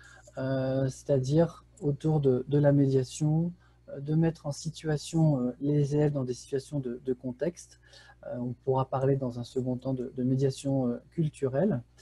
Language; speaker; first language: French; native; French